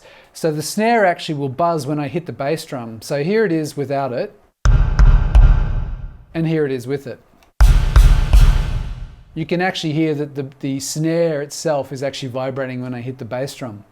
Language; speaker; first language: English; native; English